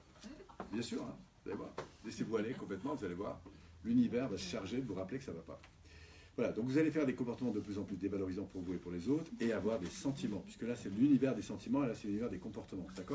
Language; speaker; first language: French; native; French